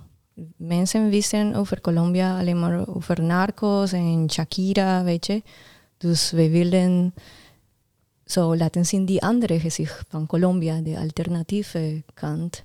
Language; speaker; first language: Dutch; non-native, learner; Spanish